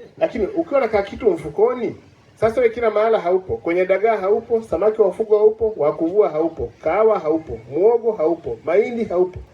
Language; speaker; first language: Swahili; native; Swahili